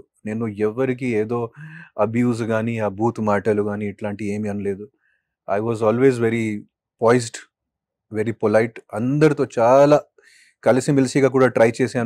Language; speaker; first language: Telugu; non-native, fluent; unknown